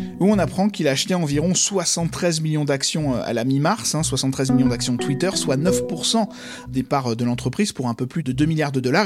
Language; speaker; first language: French; native; French